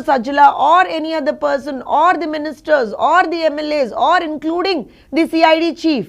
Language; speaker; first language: English; non-native, local second language; Telugu